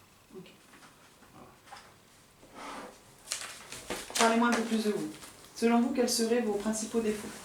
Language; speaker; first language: French; native; French